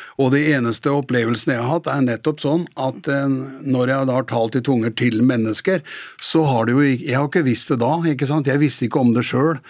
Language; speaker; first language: Norwegian; native; Norwegian